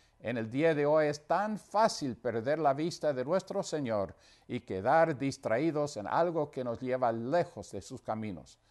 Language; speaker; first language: Spanish; non-native, fluent; English